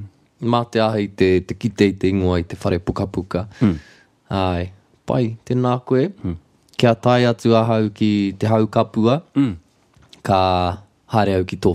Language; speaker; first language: Māori; non-native, local second language; English